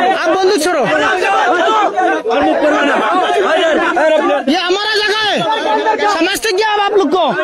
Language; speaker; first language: Hindi; non-native, learner; Bangla